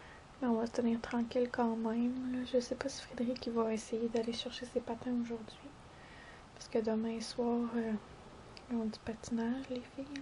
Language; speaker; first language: French; native; French